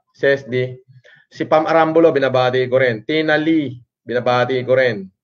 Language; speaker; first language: Filipino; non-native, local second language; Iloko